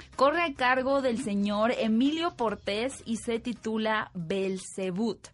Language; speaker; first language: Spanish; native; Spanish